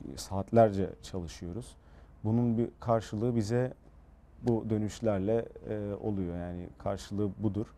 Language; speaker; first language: Turkish; early bilingual, heritage; Turkish